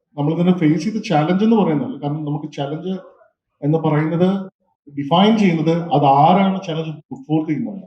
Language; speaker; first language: Malayalam; native; Malayalam